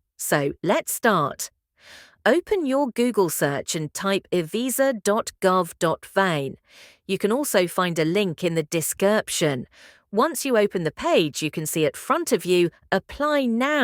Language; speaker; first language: English; non-native, fluent; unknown